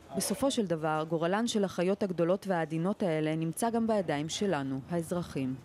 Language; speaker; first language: Hebrew; native; Hebrew